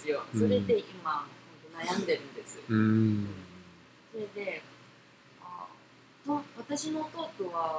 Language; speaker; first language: Japanese; non-native, fluent; Korean